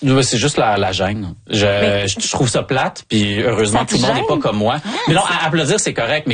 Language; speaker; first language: French; native; French